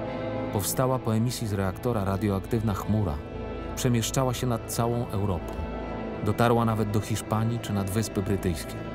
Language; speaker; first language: Polish; native; Polish